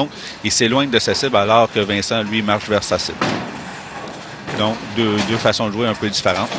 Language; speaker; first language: French; native; French